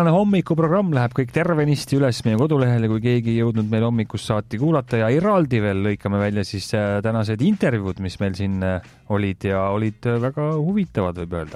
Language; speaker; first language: Estonian; native; Estonian